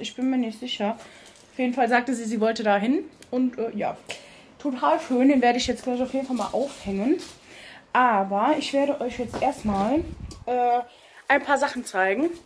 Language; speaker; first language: German; native; German